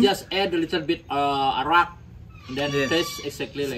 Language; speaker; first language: English; non-native, learner; Indonesian